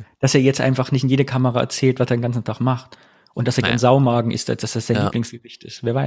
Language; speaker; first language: German; native; German